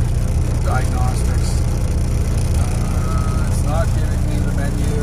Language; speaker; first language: English; native; English